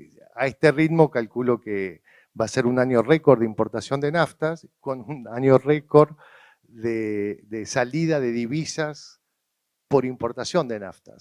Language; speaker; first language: Spanish; native; Spanish